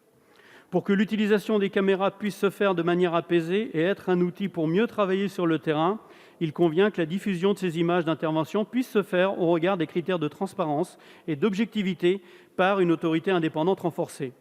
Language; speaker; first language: French; native; French